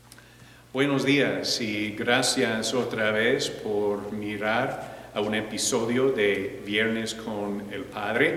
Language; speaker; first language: Spanish; non-native, fluent; English